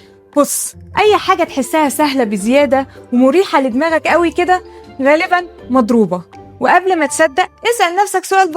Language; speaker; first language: Arabic; native; Arabic